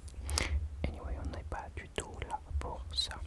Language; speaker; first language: French; native; French